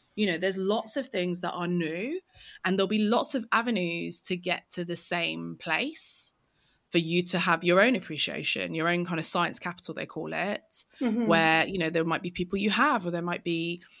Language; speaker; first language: English; native; English